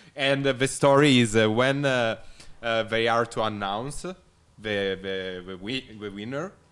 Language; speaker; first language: English; non-native, learner; Italian